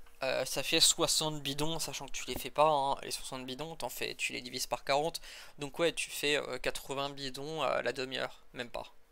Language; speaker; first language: French; native; French